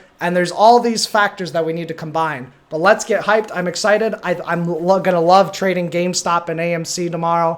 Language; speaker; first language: English; native; English